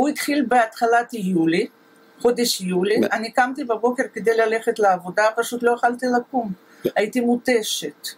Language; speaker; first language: Hebrew; non-native, fluent; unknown